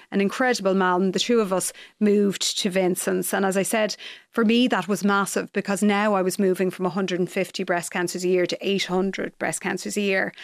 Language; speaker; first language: English; native; English